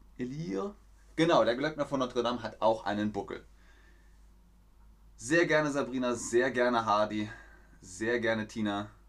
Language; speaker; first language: German; native; German